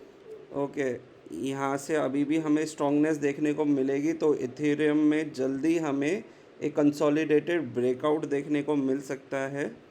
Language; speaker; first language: Hindi; native; Hindi